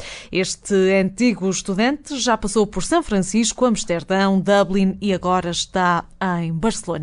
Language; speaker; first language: Portuguese; native; Portuguese